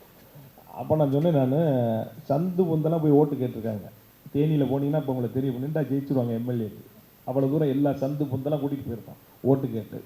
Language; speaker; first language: Tamil; native; Tamil